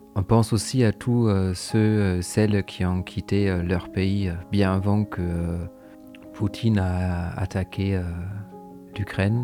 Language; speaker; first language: French; native; French